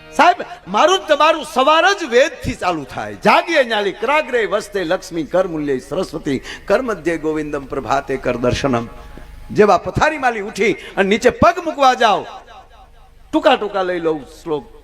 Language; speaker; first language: Gujarati; native; Gujarati